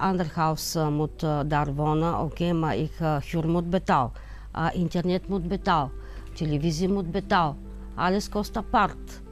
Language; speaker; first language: Dutch; non-native, learner; Bulgarian